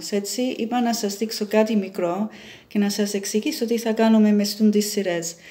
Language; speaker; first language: Greek; early bilingual, heritage; Greek